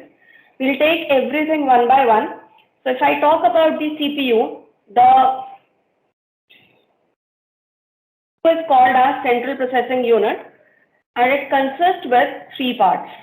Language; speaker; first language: English; non-native, local second language; Hindi